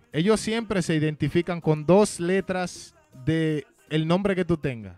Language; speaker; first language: Spanish; native; Spanish